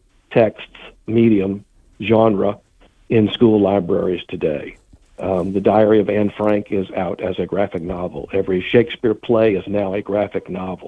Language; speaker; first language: English; native; English